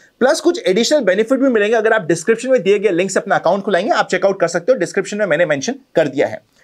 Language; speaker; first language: Hindi; native; Hindi